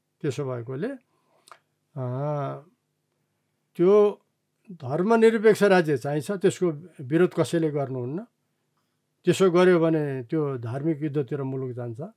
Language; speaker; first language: Nepali; non-native, local second language; Eastern Tamang